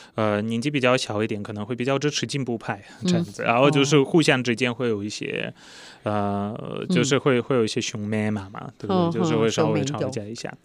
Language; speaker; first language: Chinese; non-native, fluent; Polish